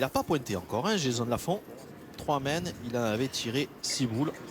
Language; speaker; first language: French; native; French